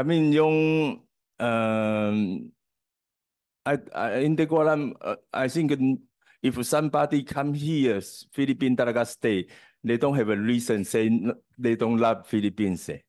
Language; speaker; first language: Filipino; non-native, learner; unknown